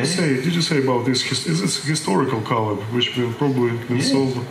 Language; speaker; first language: English; non-native, fluent; Russian